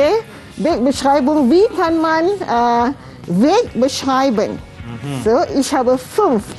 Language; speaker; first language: German; non-native, fluent; Malay